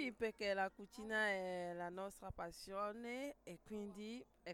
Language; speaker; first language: Italian; non-native, learner; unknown